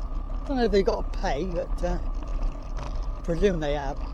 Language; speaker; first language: English; native; English